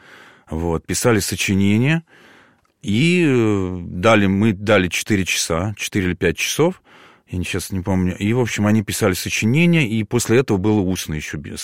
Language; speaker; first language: Russian; native; Russian